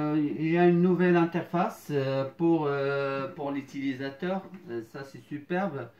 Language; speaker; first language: French; non-native, fluent; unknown